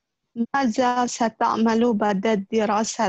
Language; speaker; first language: Arabic; non-native, learner; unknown